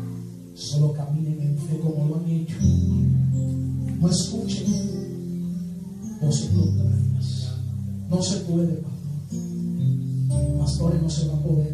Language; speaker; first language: Spanish; native; Spanish